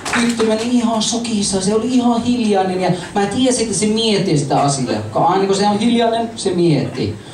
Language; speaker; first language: Finnish; non-native, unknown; English